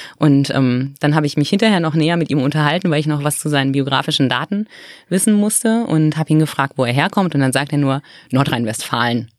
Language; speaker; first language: German; native; German